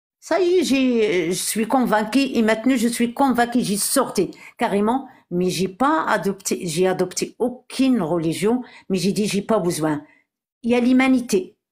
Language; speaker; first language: French; non-native, local second language; Arabic